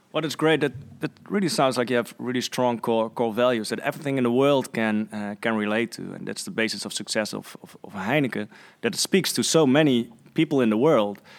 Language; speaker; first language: English; non-native, fluent; Dutch